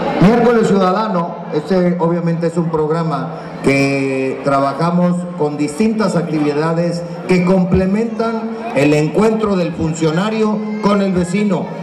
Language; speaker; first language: Spanish; native; Spanish